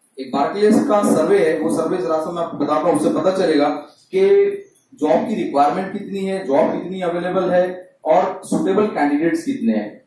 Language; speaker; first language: Hindi; non-native, local second language; Urdu